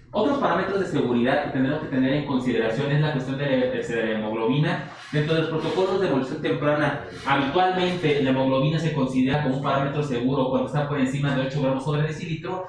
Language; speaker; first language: Spanish; native; Spanish